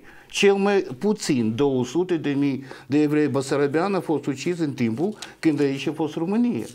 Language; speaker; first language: Romanian; non-native, local second language; Russian